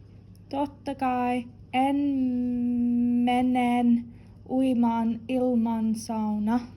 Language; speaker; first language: Finnish; non-native, learner; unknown